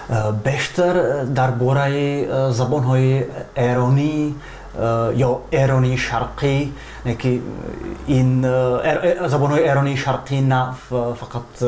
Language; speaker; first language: Persian; non-native, fluent; Czech